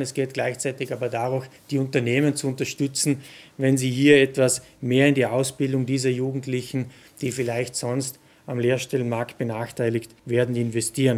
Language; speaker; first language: German; native; German